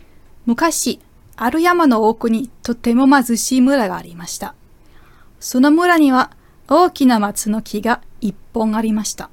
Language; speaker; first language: Japanese; non-native, fluent; German